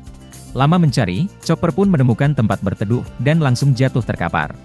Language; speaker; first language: Indonesian; native; Indonesian